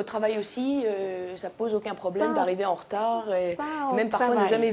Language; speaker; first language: French; native; French